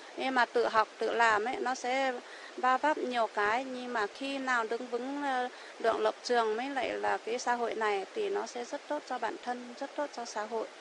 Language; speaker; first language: Vietnamese; non-native, local second language; Iu Mien